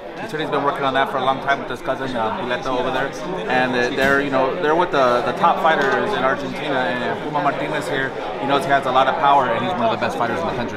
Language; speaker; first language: English; early bilingual, other home language; Spanish